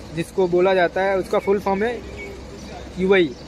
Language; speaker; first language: Hindi; non-native, local second language; Gujarati